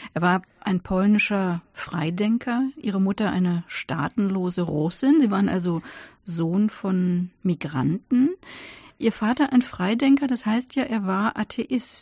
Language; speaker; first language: German; native; German